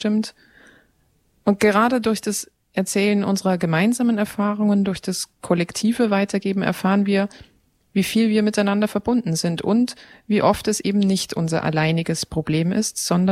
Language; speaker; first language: German; native; German